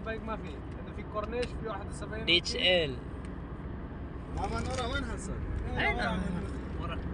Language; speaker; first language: Arabic; non-native, learner; Bangla